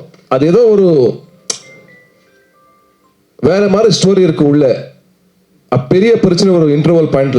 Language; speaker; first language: Tamil; non-native, learner; Kannada